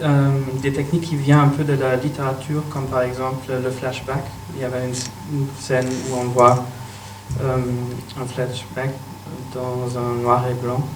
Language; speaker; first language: French; non-native, fluent; German